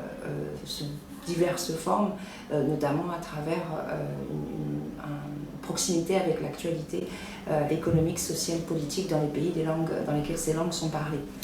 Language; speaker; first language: French; native; French